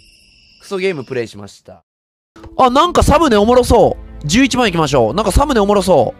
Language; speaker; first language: Japanese; native; Japanese